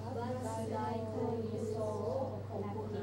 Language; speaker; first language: Japanese; non-native, learner; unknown